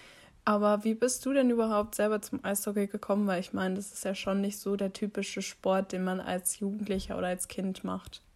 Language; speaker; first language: German; native; German